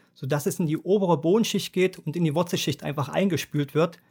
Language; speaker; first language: German; native; German